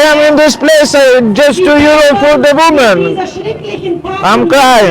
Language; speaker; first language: English; non-native, learner; Lithuanian